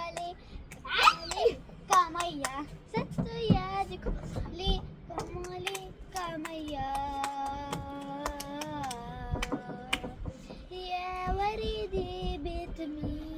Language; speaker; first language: Arabic; native; Arabic